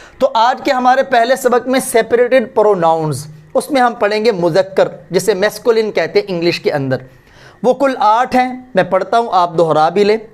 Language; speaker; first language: Urdu; native; Urdu